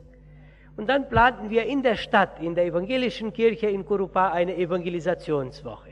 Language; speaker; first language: German; early bilingual, heritage; Portuguese